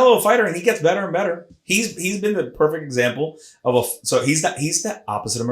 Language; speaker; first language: English; native; English